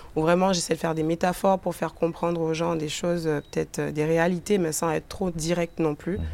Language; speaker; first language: French; native; French